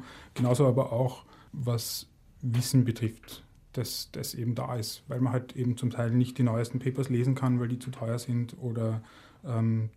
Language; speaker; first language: German; native; German